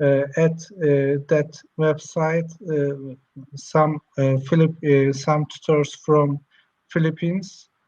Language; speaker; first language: English; non-native, learner; Turkish